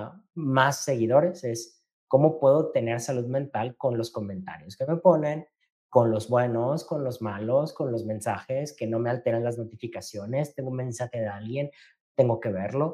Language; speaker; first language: Spanish; native; Spanish